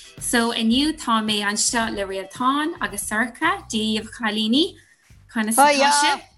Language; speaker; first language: Irish; non-native, local second language; English